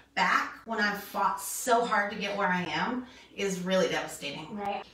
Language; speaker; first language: English; native; English